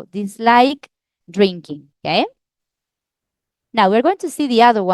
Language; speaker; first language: English; non-native, fluent; Spanish